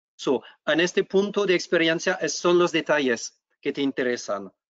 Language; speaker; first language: Spanish; non-native, fluent; French